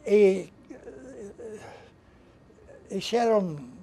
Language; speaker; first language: Spanish; non-native, fluent; English